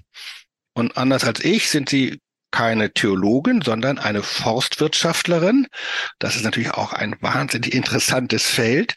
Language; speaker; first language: German; native; German